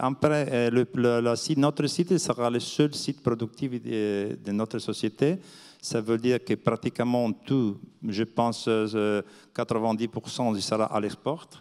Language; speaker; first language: French; non-native, fluent; Italian